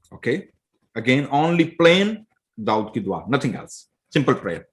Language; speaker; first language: Urdu; non-native, local second language; Punjabi